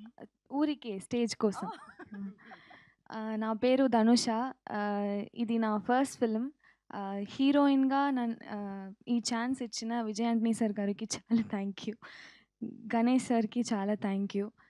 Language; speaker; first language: Telugu; non-native, learner; Tamil